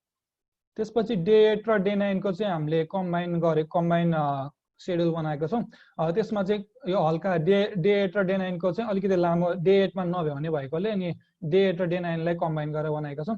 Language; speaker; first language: Nepali; native; Nepali